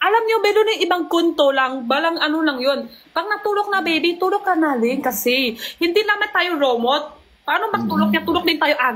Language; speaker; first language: Filipino; non-native, learner; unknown